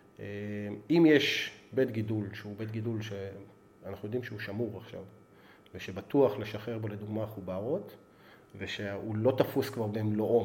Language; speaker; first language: Hebrew; native; Hebrew